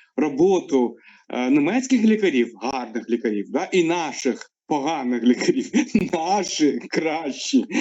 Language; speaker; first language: Ukrainian; non-native, local second language; Russian